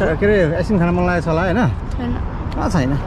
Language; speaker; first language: Nepali; native; Nepali